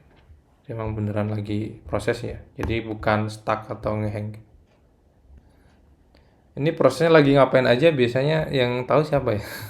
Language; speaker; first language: Indonesian; native; Indonesian